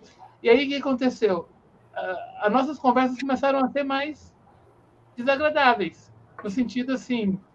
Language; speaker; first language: Portuguese; native; Portuguese